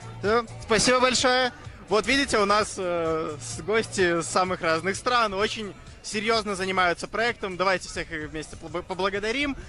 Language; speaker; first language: Russian; native; Russian